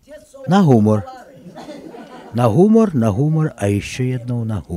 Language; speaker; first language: Czech; non-native, fluent; Russian